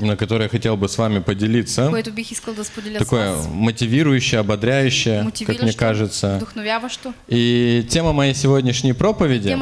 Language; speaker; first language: Russian; native; Russian